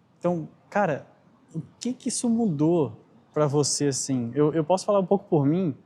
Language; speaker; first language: Portuguese; native; Portuguese